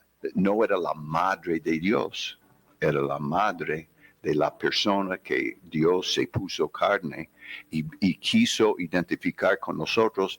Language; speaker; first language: Spanish; non-native, fluent; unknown